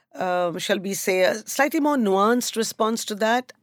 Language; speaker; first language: English; non-native, local second language; Bangla